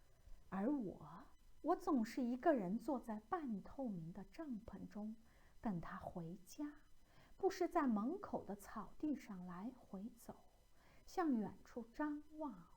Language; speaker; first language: Chinese; native; Chinese